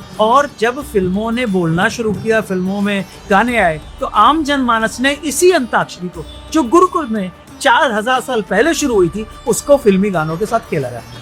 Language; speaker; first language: Hindi; native; Hindi